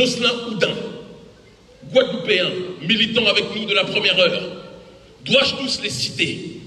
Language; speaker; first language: French; native; French